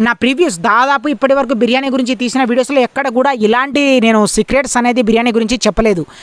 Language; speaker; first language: Telugu; non-native, local second language; Lambadi